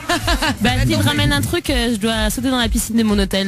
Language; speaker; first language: French; native; French